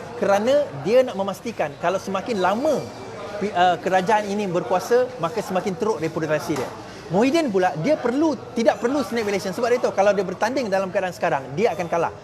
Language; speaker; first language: Malay; native; Malay